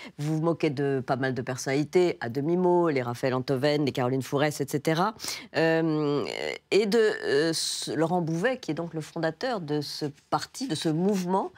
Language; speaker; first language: French; native; French